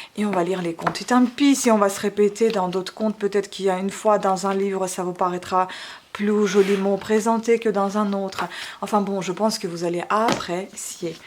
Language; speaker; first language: French; non-native, fluent; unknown